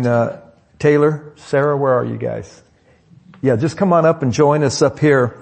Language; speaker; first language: English; native; English